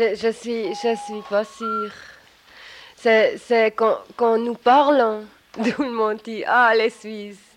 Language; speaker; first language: French; non-native, local second language; German